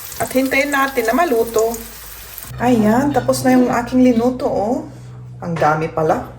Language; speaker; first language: Filipino; native; Filipino